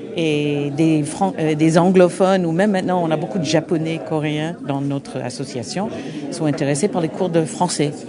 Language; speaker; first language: French; non-native, fluent; English